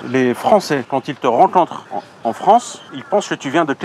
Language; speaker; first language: French; native; French